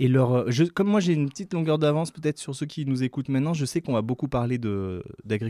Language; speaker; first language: French; native; French